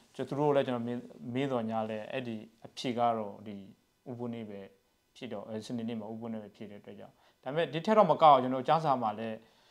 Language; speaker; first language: Burmese; non-native, local second language; S'gaw Karen